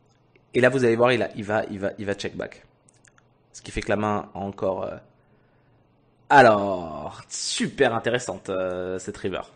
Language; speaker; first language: French; native; French